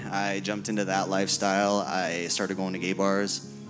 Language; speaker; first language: English; native; English